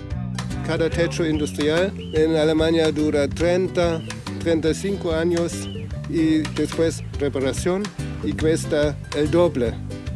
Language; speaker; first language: Spanish; non-native, fluent; German